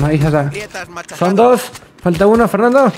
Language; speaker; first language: Spanish; native; Spanish